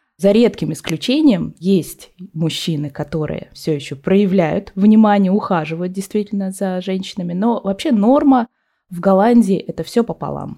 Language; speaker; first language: Russian; native; Russian